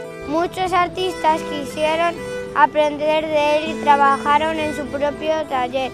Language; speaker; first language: Spanish; native; Spanish